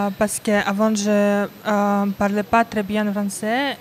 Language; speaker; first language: French; non-native, learner; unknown